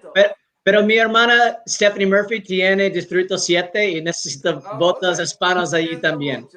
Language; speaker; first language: Spanish; non-native, learner; English